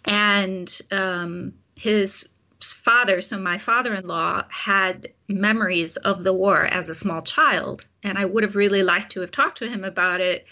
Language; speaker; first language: English; native; English